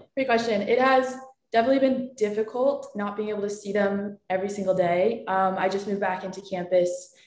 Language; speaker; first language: English; native; English